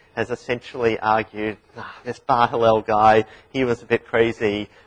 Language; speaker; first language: English; native; English